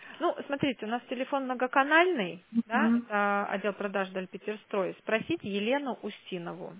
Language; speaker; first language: Russian; native; Russian